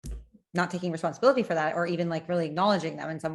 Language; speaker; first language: English; native; English